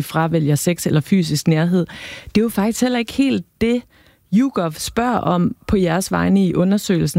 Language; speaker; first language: Danish; native; Danish